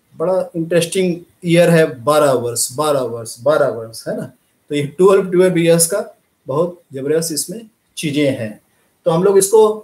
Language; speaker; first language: Hindi; native; Hindi